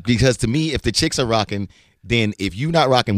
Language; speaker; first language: English; native; English